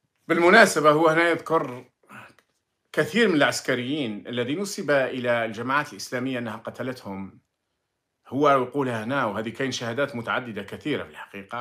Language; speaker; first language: Arabic; native; Arabic